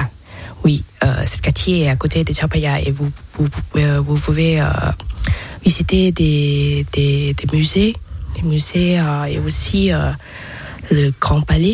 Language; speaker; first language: French; non-native, learner; Thai